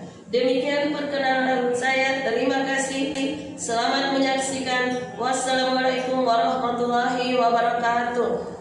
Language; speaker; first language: Indonesian; native; Indonesian